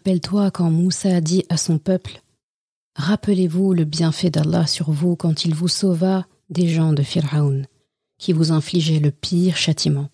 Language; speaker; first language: French; native; French